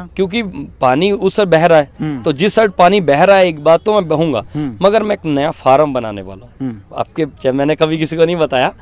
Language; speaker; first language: Hindi; native; Hindi